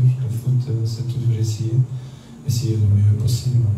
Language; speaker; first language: French; non-native, learner; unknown